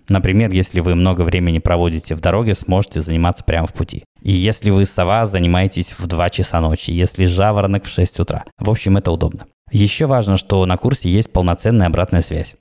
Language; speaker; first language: Russian; native; Russian